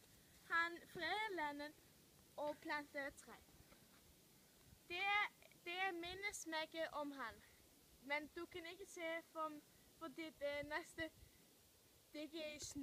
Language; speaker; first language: Danish; non-native, learner; Icelandic